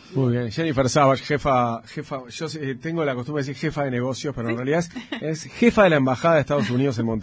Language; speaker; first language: Spanish; native; Spanish